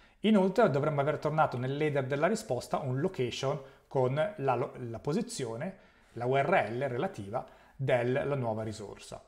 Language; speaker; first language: Italian; native; Italian